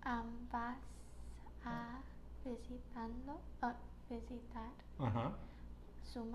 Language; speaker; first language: Spanish; non-native, learner; English